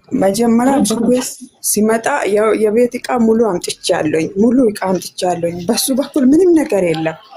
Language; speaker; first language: Amharic; non-native, local second language; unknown